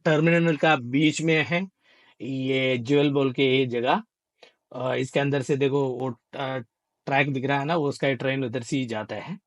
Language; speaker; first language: Hindi; non-native, local second language; Malayalam